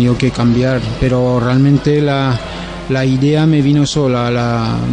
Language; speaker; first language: Spanish; non-native, fluent; French